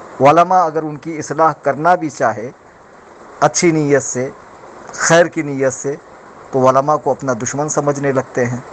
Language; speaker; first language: Urdu; native; Urdu